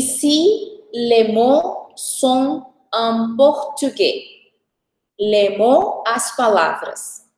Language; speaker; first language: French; non-native, fluent; Portuguese